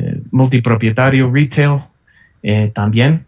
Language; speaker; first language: Spanish; non-native, fluent; English